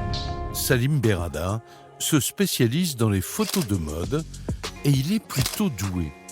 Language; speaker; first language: French; native; French